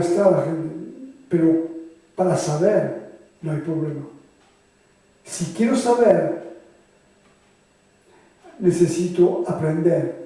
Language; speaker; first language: Spanish; non-native, fluent; French